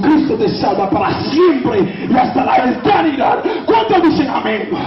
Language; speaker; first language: Spanish; non-native, fluent; Haitian Creole